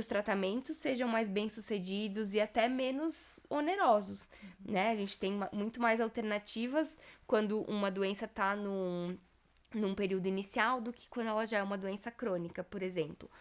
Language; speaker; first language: Portuguese; native; Portuguese